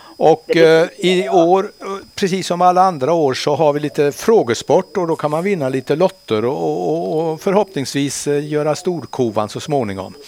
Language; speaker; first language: Swedish; native; Swedish